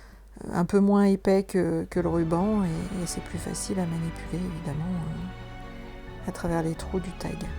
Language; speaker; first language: French; native; French